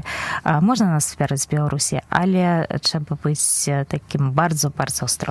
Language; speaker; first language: Polish; non-native, fluent; Belarusian